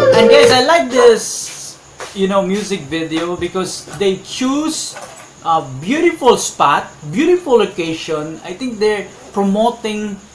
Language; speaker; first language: English; non-native, local second language; Cebuano